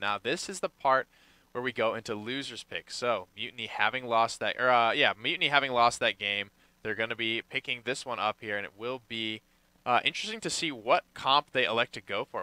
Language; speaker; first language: English; native; English